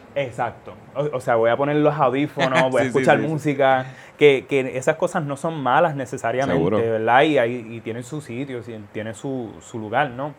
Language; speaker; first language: Spanish; early bilingual, heritage; Spanish